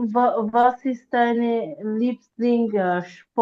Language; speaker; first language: German; non-native, learner; Bangla